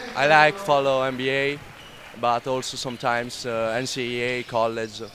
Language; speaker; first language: English; non-native, learner; Italian